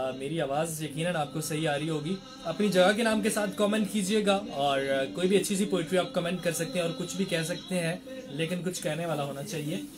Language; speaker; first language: Urdu; non-native, local second language; Punjabi